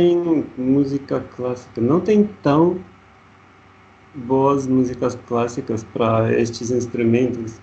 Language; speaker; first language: Portuguese; non-native, learner; Russian